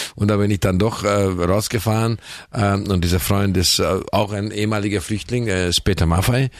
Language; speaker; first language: German; non-native, fluent; Hungarian